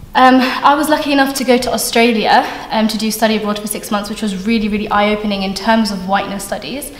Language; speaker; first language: English; native; English